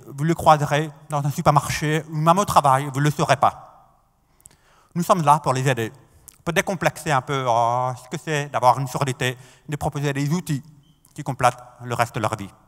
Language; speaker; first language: French; non-native, fluent; English